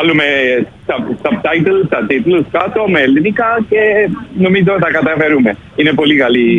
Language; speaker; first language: Greek; non-native, fluent; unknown